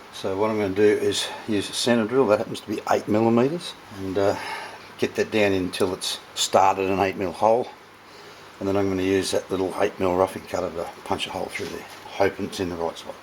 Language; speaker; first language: English; native; English